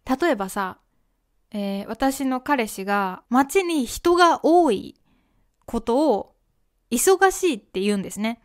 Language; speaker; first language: Japanese; native; Japanese